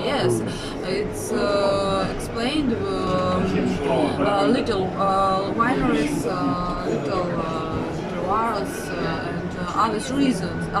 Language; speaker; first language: English; non-native, learner; Russian